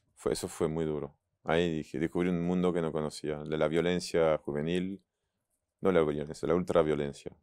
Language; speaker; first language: Spanish; non-native, fluent; French